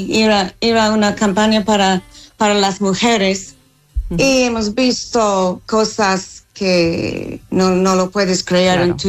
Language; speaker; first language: Spanish; non-native, fluent; English